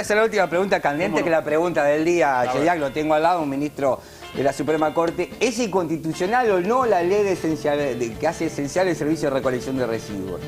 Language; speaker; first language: Spanish; native; Spanish